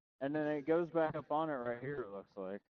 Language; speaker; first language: English; native; English